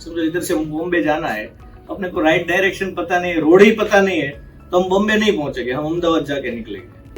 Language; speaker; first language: Hindi; non-native, local second language; Marathi